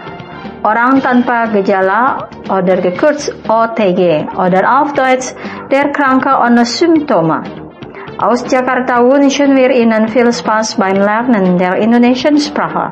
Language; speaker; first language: German; non-native, fluent; Indonesian